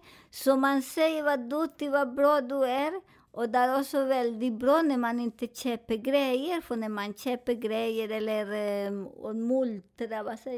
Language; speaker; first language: Swedish; non-native, fluent; Spanish